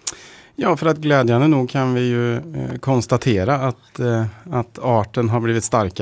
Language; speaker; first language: Swedish; native; Swedish